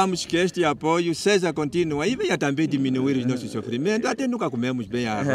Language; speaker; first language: Portuguese; native; Portuguese